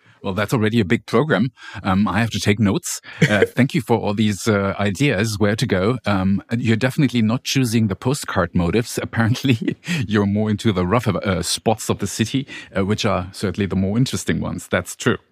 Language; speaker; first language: English; non-native, fluent; German